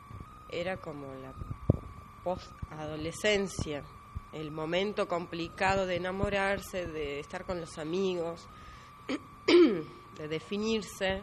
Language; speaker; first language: Spanish; non-native, fluent; Georgian